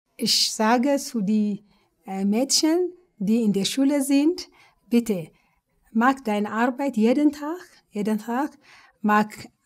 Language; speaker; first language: German; non-native, learner; Amharic